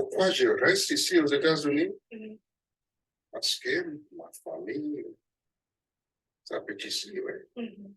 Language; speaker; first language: French; non-native, learner; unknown